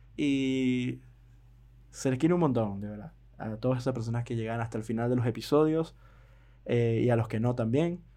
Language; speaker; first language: Spanish; native; Spanish